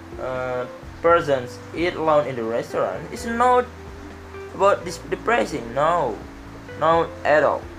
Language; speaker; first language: English; non-native, learner; Indonesian